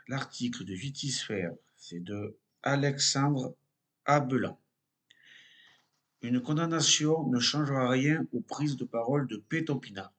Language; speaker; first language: French; native; French